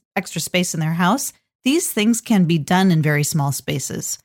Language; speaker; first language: English; native; English